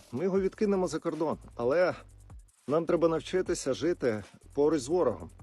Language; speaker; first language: Ukrainian; non-native, local second language; Russian